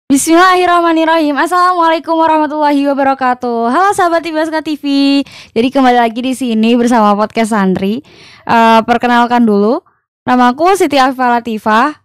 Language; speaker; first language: Indonesian; native; Indonesian